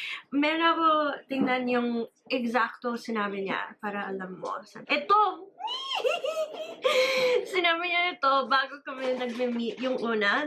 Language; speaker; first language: Filipino; early bilingual, heritage; English